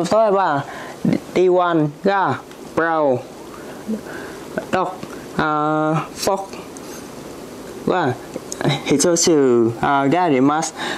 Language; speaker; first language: Japanese; non-native, learner; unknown